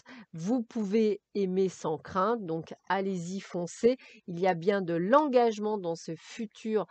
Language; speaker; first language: French; native; French